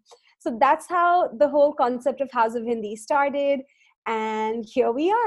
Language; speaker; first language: English; non-native, local second language; Hindi